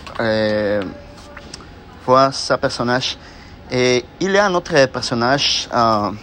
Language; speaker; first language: French; non-native, learner; Spanish